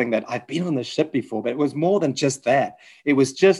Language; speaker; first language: English; native; English